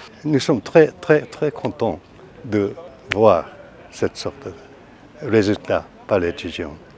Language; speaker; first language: French; non-native, fluent; Japanese